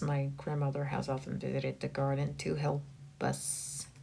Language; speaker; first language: English; non-native, fluent; Korean